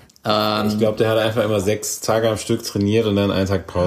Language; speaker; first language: German; native; German